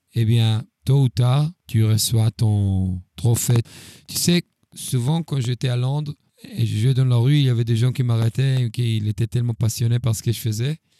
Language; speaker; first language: French; non-native, fluent; Hebrew